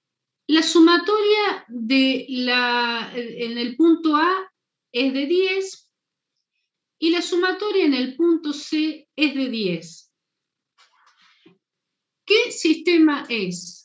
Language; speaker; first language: Spanish; native; Spanish